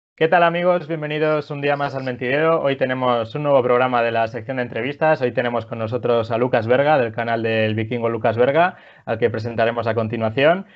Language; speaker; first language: Spanish; native; Spanish